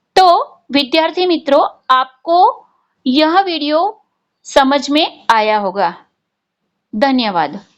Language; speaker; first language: Hindi; non-native, local second language; Gujarati